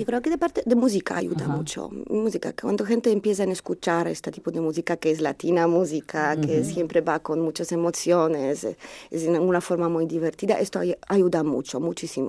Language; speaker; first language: Spanish; non-native, learner; Polish